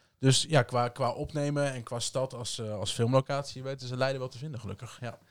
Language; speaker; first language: Dutch; native; Dutch